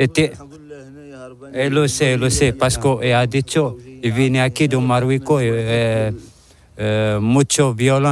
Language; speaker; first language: Spanish; non-native, learner; Arabic